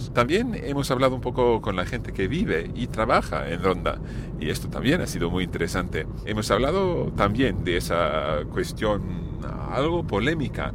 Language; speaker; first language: Spanish; non-native, fluent; English